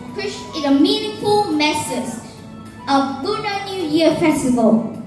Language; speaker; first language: English; non-native, fluent; Vietnamese